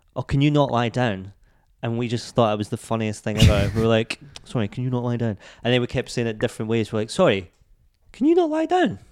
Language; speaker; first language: English; native; English